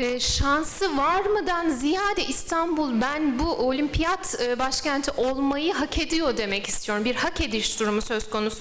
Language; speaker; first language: Turkish; native; Turkish